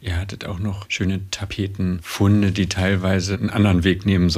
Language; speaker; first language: German; native; German